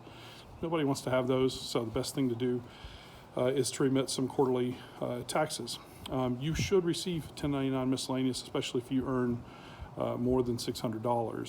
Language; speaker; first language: English; native; English